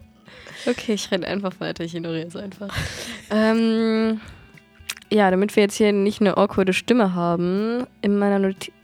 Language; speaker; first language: German; native; German